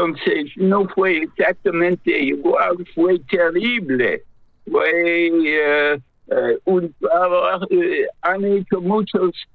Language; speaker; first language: Spanish; non-native, fluent; English